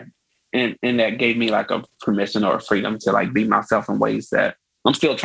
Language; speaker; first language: English; native; English